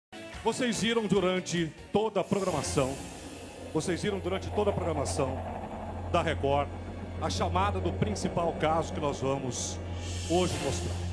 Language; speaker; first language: Portuguese; native; Portuguese